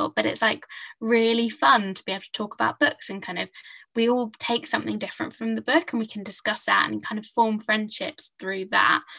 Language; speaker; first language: English; native; English